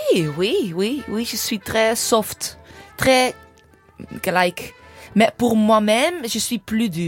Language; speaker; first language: French; non-native, learner; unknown